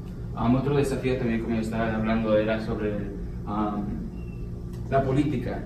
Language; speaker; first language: Spanish; early bilingual, heritage; Spanish